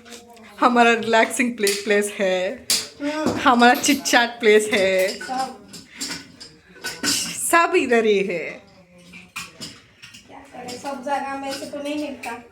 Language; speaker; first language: Hindi; non-native, local second language; Telugu